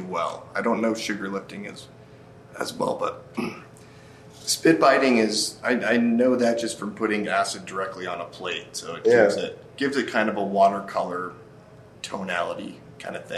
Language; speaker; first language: English; native; English